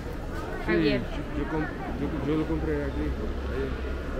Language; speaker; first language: Spanish; non-native, learner; English